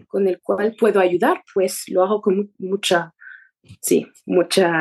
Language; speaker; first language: Spanish; non-native, fluent; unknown